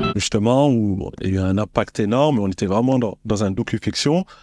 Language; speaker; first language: French; native; French